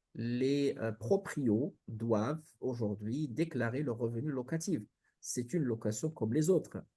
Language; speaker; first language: French; non-native, local second language; Arabic